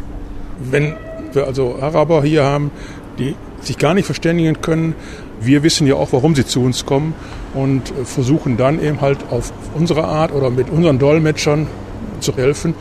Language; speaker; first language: German; native; German